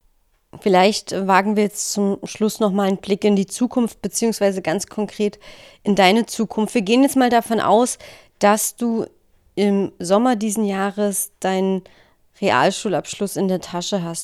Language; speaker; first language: German; native; German